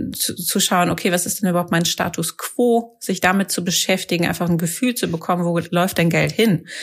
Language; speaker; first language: German; native; German